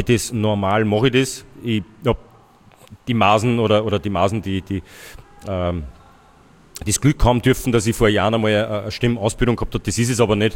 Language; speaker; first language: German; native; German